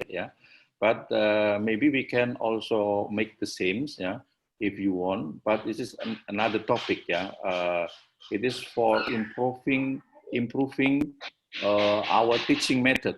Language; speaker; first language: English; non-native, learner; Indonesian